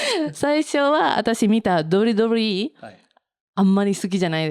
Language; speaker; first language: Japanese; non-native, learner; Spanish